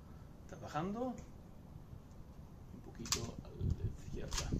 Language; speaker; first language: Spanish; non-native, fluent; English